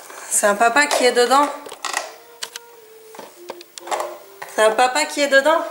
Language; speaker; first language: French; native; French